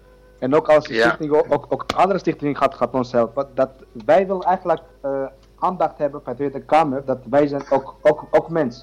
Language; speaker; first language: Dutch; non-native, learner; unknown